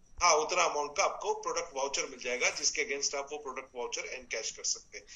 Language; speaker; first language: Hindi; native; Hindi